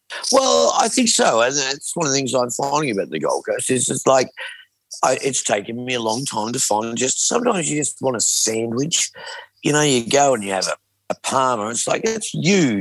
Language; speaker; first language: English; native; English